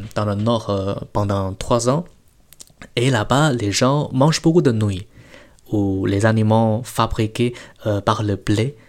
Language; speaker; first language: French; non-native, fluent; Chinese